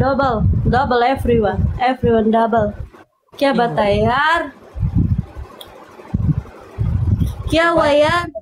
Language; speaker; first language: Hindi; non-native, learner; Pashto